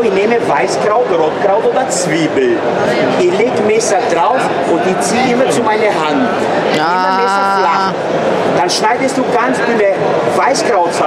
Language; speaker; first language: German; non-native, fluent; Turkish